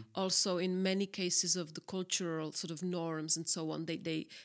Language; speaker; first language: English; non-native, fluent; Czech